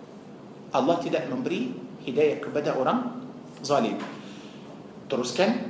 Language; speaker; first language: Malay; non-native, fluent; Arabic